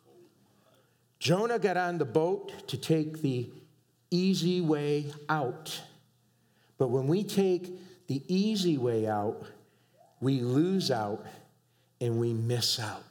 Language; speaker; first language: English; native; English